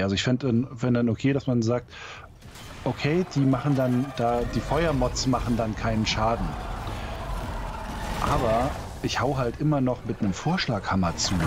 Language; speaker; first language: German; native; German